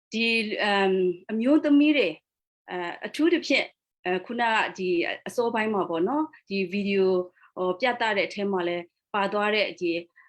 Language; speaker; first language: Burmese; non-native, local second language; Kachin